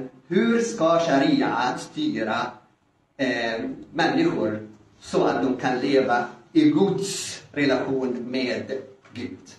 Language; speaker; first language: Swedish; non-native, fluent; Arabic